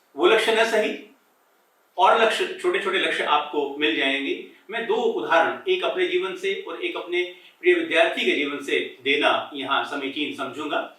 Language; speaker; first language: Hindi; native; Hindi